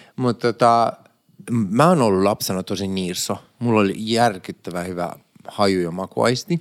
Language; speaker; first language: Finnish; early bilingual, other home language; Persian